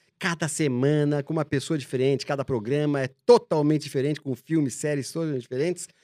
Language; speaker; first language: Portuguese; native; Portuguese